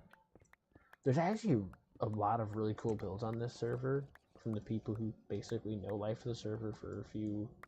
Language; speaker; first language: English; native; English